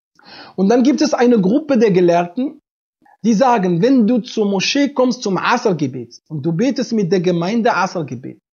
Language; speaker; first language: German; non-native, fluent; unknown